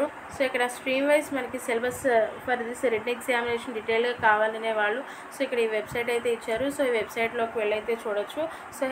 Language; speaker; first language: Telugu; native; Telugu